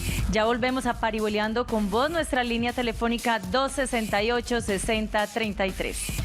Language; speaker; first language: Spanish; native; Spanish